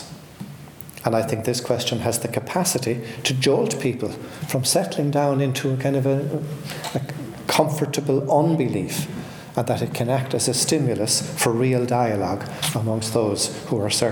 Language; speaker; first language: English; native; English